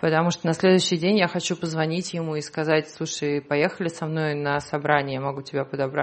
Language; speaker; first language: Russian; native; Russian